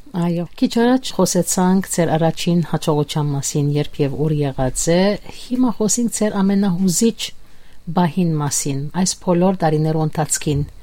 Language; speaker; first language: Armenian; native; Armenian